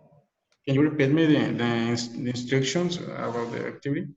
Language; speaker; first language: English; non-native, learner; Spanish